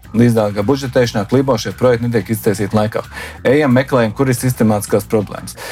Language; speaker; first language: Latvian; native; Latvian